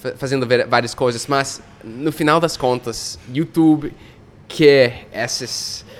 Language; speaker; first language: Portuguese; non-native, fluent; English